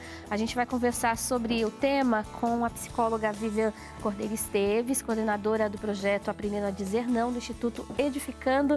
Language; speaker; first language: Portuguese; native; Portuguese